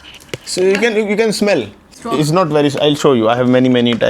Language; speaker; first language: English; non-native, local second language; Hindi